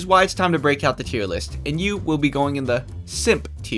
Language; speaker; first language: English; native; English